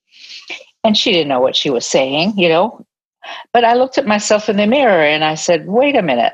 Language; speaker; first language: English; native; English